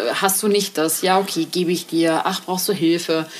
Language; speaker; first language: German; native; German